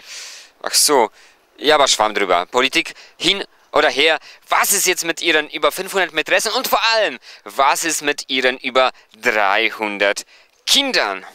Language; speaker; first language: German; non-native, fluent; Polish